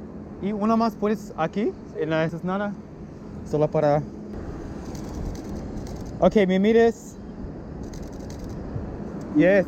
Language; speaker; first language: Spanish; non-native, fluent; English